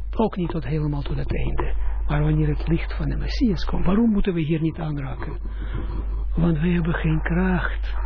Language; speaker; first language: Dutch; non-native, fluent; Russian